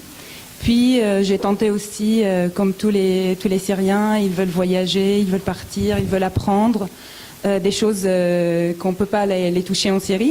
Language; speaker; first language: French; non-native, fluent; Arabic